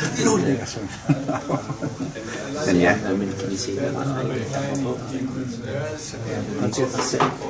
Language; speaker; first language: Danish; native; Danish